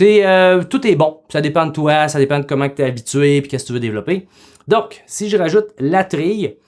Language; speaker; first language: French; native; French